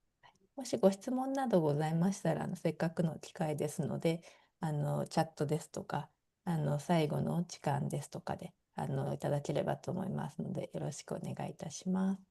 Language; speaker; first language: Japanese; native; Japanese